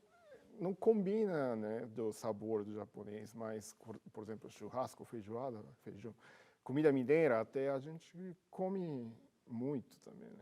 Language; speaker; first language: Portuguese; non-native, learner; Japanese